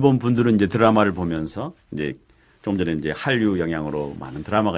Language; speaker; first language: Korean; native; Korean